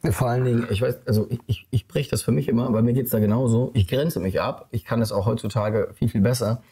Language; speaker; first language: German; early bilingual, other home language; Polish